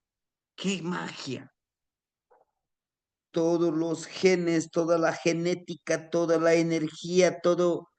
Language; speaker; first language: Spanish; native; Spanish